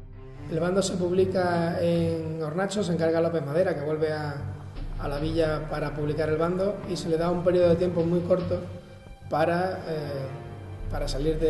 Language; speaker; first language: Spanish; native; Spanish